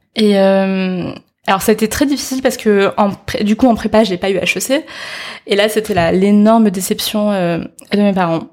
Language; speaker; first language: French; early bilingual, other home language; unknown